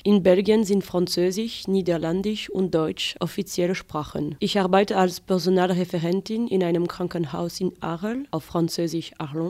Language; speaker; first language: German; non-native, fluent; French